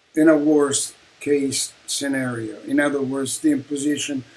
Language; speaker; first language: English; non-native, fluent; Italian